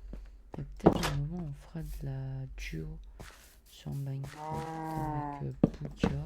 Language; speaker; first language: French; native; French